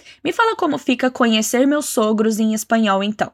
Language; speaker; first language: Portuguese; native; Portuguese